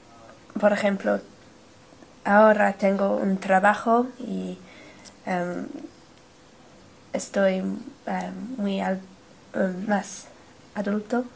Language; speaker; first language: Spanish; non-native, learner; English